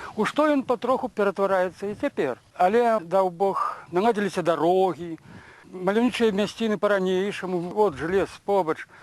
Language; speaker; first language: Belarusian; native; Belarusian